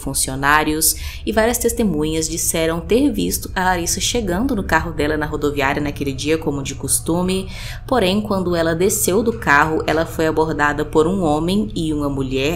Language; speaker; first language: Portuguese; native; Portuguese